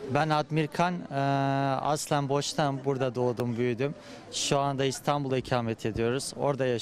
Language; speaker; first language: Turkish; non-native, fluent; Bosnian